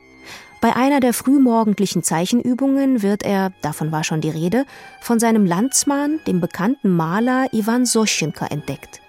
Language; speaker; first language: German; native; German